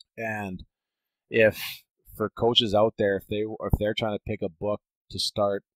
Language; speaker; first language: English; native; English